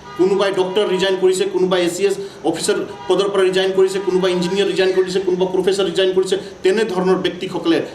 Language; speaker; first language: Assamese; non-native, local second language; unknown